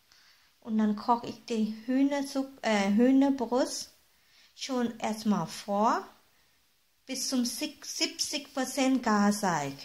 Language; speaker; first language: German; non-native, fluent; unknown